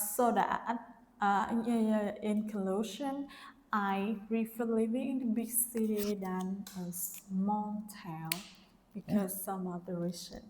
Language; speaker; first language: English; non-native, learner; Vietnamese